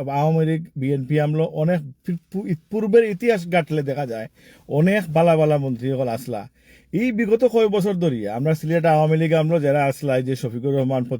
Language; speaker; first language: Bangla; early bilingual, heritage; Sylheti